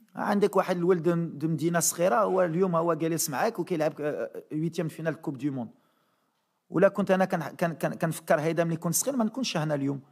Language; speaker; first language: Arabic; early bilingual, heritage; Arabic